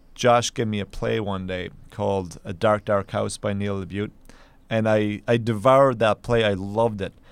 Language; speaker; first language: English; native; English